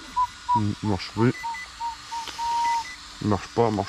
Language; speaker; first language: French; native; French